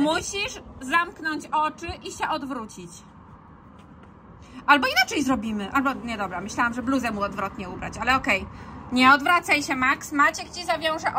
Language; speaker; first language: Polish; native; Polish